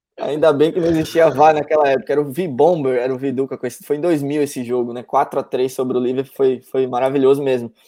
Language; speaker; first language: Portuguese; native; Portuguese